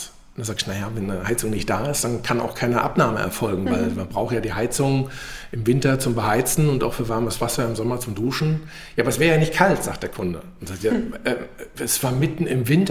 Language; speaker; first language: German; native; German